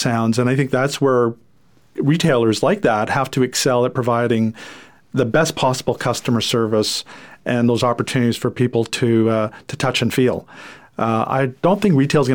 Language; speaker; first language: English; non-native, fluent; French